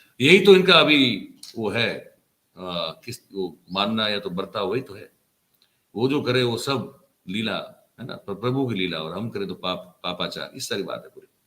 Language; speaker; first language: Hindi; non-native, local second language; Gujarati